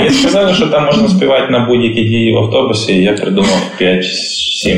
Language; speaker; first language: Ukrainian; non-native, local second language; Russian